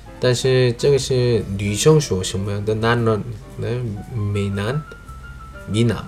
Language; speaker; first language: Chinese; non-native, fluent; Korean